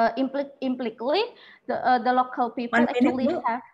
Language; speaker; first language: English; non-native, learner; Indonesian